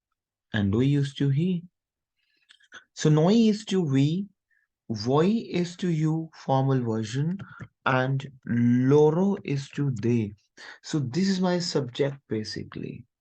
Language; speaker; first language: English; non-native, local second language; Hindi